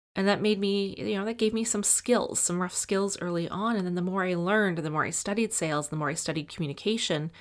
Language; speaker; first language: English; native; English